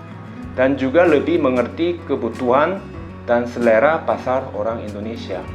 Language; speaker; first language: Indonesian; non-native, fluent; Korean